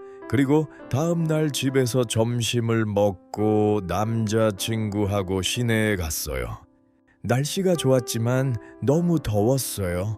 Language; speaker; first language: Korean; non-native, learner; Uzbek